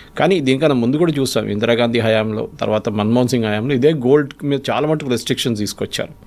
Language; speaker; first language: Telugu; non-native, fluent; Malayalam